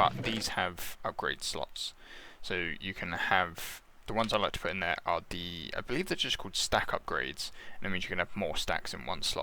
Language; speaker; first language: English; native; English